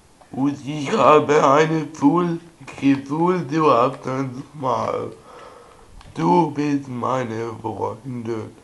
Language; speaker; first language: German; non-native, learner; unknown